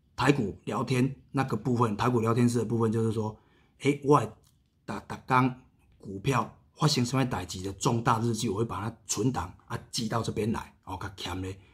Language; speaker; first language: Chinese; native; Chinese